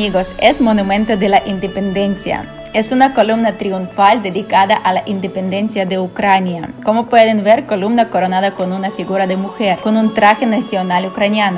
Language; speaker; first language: Spanish; non-native, fluent; Ukrainian